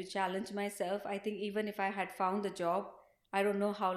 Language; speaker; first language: English; non-native, local second language; Hindi